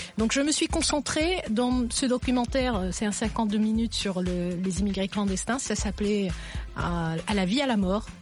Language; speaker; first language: French; non-native, local second language; Arabic